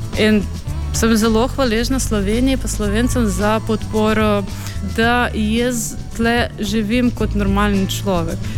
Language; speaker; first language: Slovenian; non-native, fluent; Russian